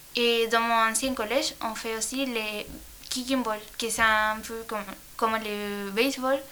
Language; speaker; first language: French; non-native, learner; Spanish